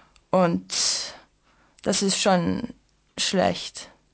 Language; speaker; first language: German; non-native, fluent; English